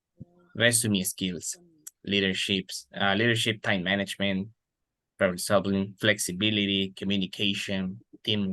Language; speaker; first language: English; non-native, local second language; Spanish